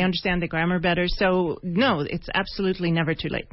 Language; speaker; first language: English; non-native, fluent; Swedish